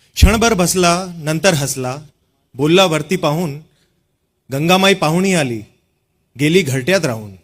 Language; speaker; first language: Marathi; non-native, local second language; Hindi